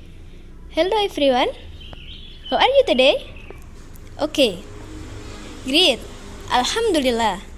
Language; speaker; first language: English; non-native, fluent; Indonesian